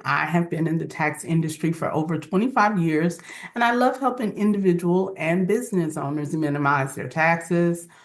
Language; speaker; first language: English; native; English